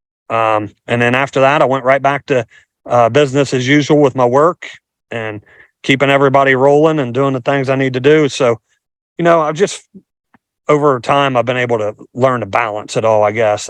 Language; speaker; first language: English; native; English